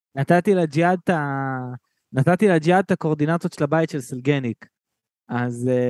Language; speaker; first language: Hebrew; native; Hebrew